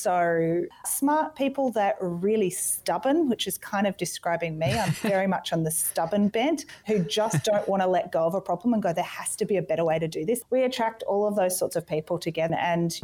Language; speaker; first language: English; native; English